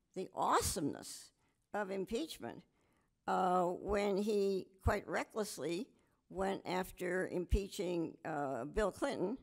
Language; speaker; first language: English; native; English